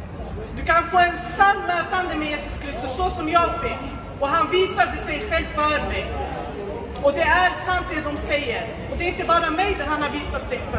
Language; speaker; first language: Swedish; non-native, fluent; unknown